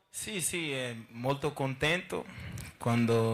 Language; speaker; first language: Italian; non-native, learner; Portuguese